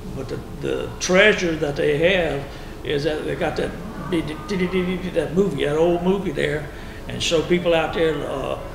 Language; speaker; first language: English; native; English